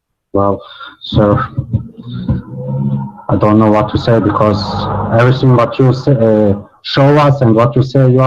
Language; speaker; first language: English; non-native, learner; Bosnian